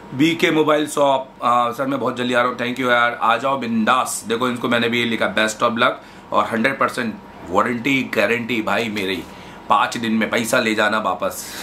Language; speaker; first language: Hindi; native; Hindi